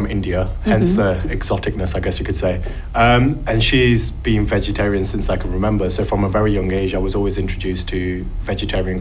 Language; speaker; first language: English; native; English